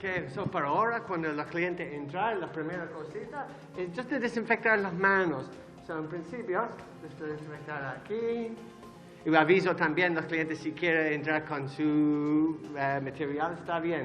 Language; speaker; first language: Spanish; non-native, learner; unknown